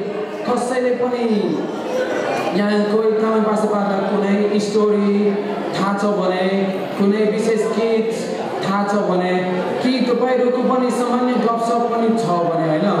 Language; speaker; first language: Nepali; non-native, fluent; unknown